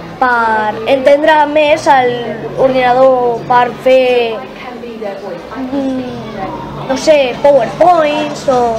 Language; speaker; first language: Catalan; non-native, local second language; Spanish